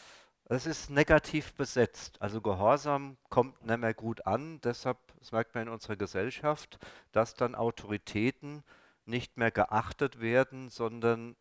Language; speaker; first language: German; native; German